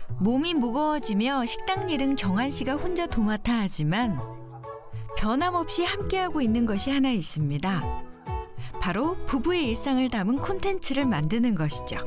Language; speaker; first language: Korean; native; Korean